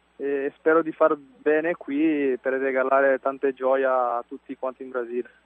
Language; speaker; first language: Italian; non-native, fluent; Portuguese